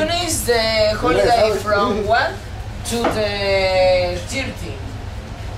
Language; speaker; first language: English; non-native, learner; Spanish